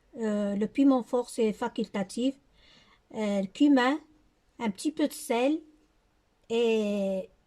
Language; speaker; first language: French; non-native, local second language; Arabic